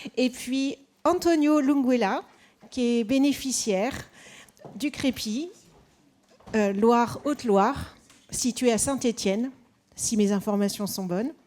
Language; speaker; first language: French; native; French